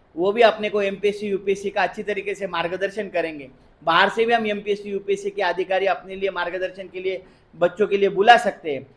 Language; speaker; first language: Hindi; non-native, local second language; Marathi